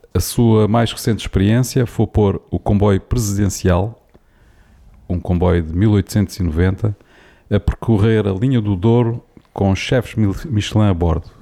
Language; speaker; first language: Portuguese; native; Portuguese